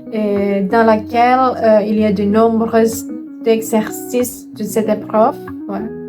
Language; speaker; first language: French; non-native, learner; Indonesian